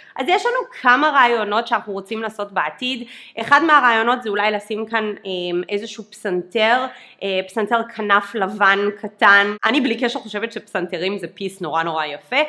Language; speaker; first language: Hebrew; early bilingual, other home language; English